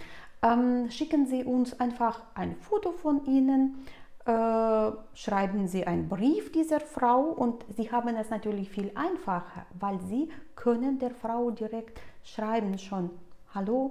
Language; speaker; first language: German; non-native, fluent; Russian